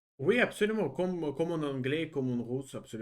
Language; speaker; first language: French; non-native, learner; Russian